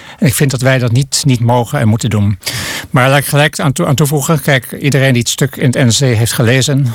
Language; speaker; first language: Dutch; native; Dutch